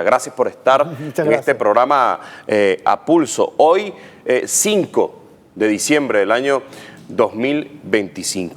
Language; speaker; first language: Spanish; native; Spanish